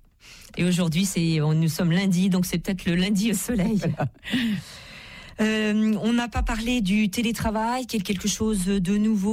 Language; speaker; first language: French; native; French